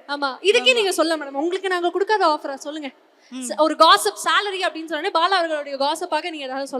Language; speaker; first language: Tamil; native; Tamil